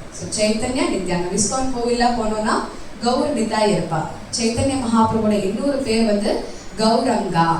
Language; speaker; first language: Tamil; early bilingual, heritage; Tamil